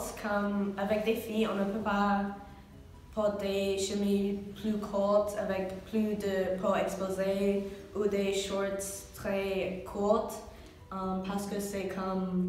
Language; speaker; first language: French; non-native, learner; English